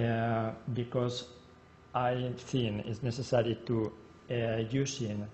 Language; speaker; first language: English; non-native, learner; Spanish